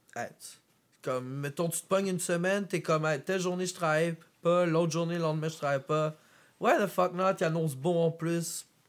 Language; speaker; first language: French; native; French